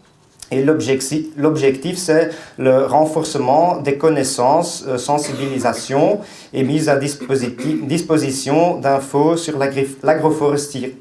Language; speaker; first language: French; non-native, local second language; Dutch